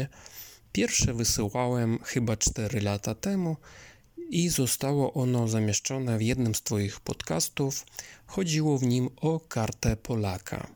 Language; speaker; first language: Polish; non-native, fluent; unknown